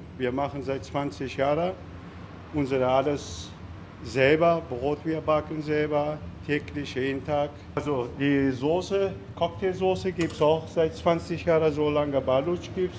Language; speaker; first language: German; non-native, learner; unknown